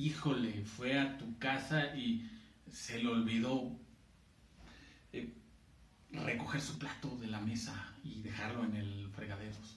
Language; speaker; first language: Spanish; native; Spanish